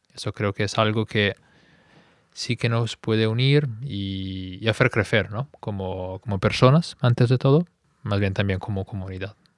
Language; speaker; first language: Spanish; non-native, fluent; Italian